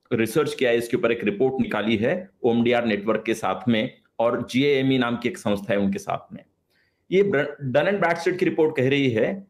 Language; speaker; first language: Hindi; non-native, local second language; Marathi